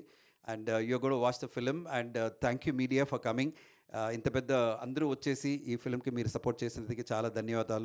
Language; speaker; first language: Telugu; non-native, learner; Tamil